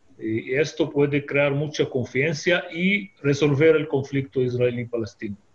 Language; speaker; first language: Spanish; non-native, fluent; Hebrew